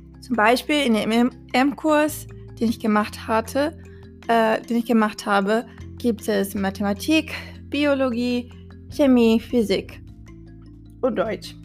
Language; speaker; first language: German; non-native, fluent; Portuguese